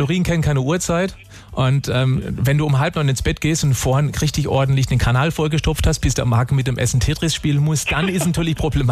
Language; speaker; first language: German; native; German